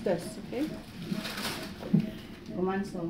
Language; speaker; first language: Spanish; non-native, learner; English